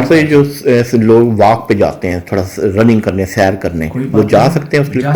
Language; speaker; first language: Urdu; native; Urdu